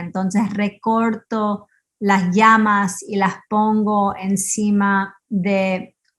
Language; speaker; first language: Spanish; early bilingual, heritage; Spanish